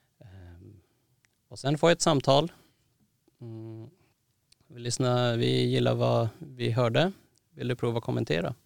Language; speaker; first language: Swedish; native; Swedish